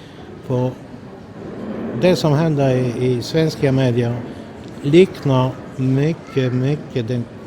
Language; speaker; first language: Swedish; non-native, fluent; Polish